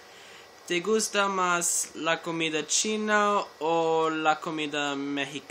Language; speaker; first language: Spanish; non-native, learner; English